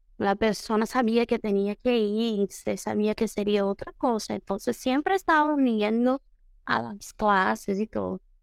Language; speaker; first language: Spanish; non-native, fluent; Portuguese